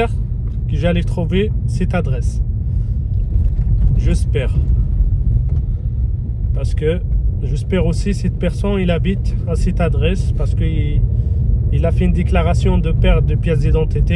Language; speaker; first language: French; non-native, fluent; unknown